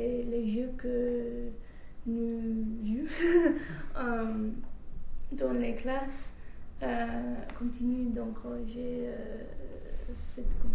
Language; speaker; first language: French; non-native, fluent; English